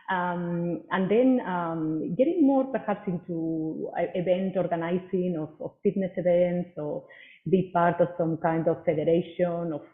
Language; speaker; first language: English; non-native, fluent; Spanish